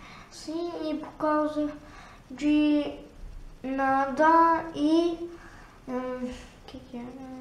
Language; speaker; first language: Portuguese; early bilingual, heritage; Turkish